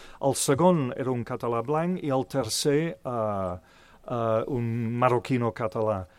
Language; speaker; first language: Catalan; non-native, fluent; English